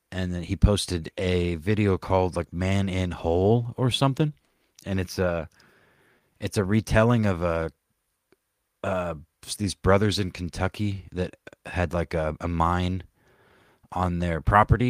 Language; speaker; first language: English; native; English